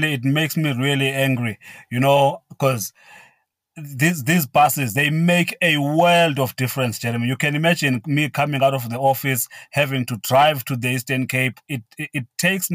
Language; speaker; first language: English; non-native, local second language; Xhosa